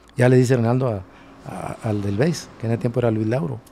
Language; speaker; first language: Spanish; native; Spanish